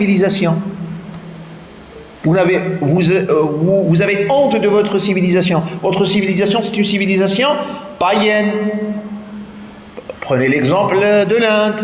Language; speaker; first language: French; non-native, local second language; Arabic